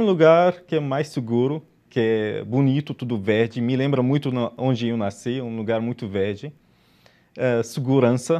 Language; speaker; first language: Portuguese; non-native, fluent; Arabic